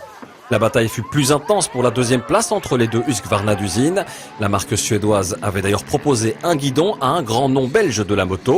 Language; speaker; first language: French; native; French